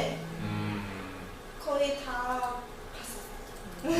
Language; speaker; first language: Korean; non-native, learner; Chinese